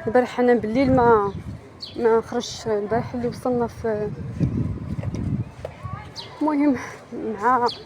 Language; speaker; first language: Arabic; native; Arabic